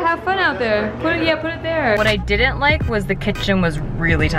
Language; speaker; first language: English; native; English